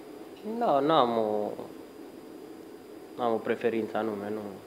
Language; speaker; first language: Romanian; early bilingual, heritage; Romanian